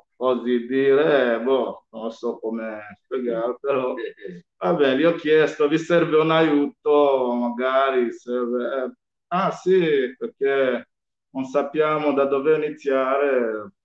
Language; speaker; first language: Italian; non-native, fluent; Swahili